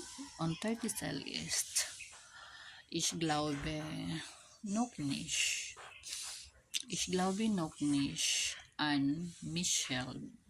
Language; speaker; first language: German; non-native, learner; Filipino